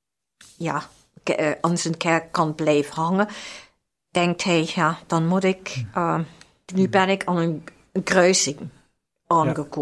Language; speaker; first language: Dutch; non-native, fluent; German